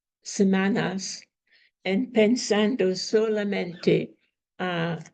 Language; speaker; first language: Spanish; non-native, learner; English